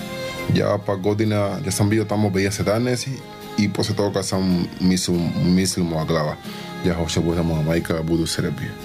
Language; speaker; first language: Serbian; non-native, learner; Spanish